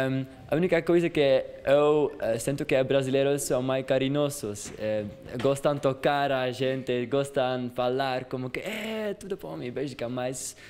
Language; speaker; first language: Portuguese; non-native, fluent; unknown